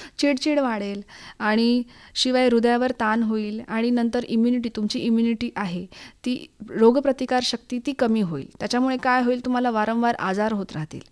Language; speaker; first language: Marathi; native; Marathi